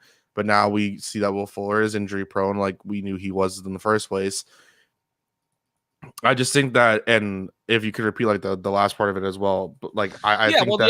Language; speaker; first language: English; native; English